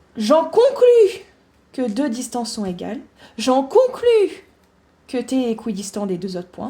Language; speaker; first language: French; native; French